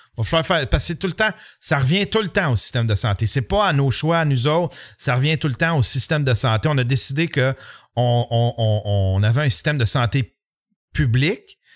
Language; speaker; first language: French; native; French